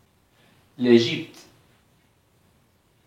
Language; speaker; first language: French; non-native, fluent; Arabic